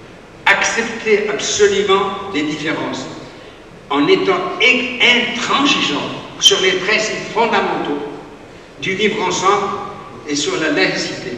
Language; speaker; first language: French; native; French